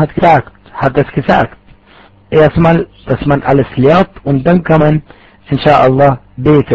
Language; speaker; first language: German; non-native, fluent; Arabic